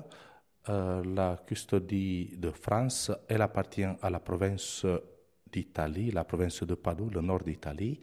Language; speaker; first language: French; non-native, fluent; Romanian